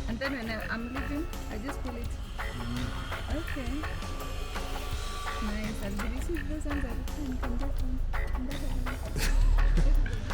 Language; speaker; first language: English; non-native, local second language; Swahili